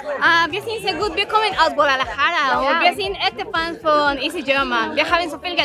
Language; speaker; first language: German; non-native, learner; Spanish